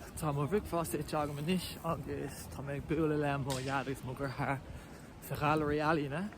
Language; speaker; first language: Irish; non-native, local second language; English